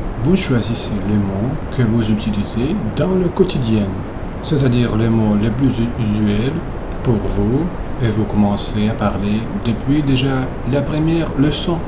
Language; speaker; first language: French; non-native, fluent; Russian